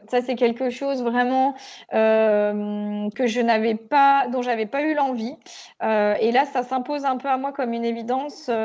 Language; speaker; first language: French; native; French